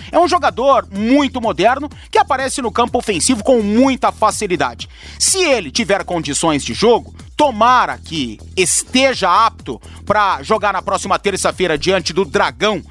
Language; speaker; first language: Portuguese; native; Portuguese